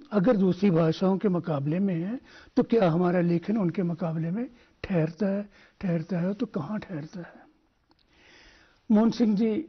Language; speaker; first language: Hindi; non-native, local second language; Dogri